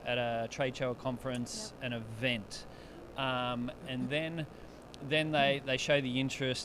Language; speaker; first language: English; native; English